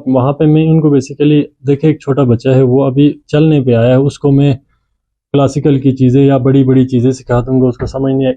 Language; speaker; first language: Urdu; non-native, local second language; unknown